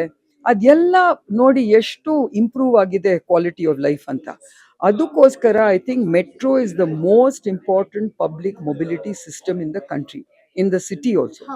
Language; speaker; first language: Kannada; non-native, local second language; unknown